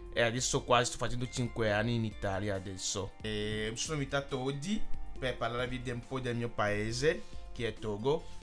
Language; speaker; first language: Italian; non-native, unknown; Ewe